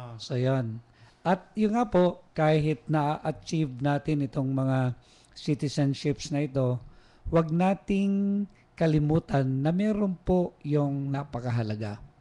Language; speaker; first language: Filipino; non-native, local second language; Iloko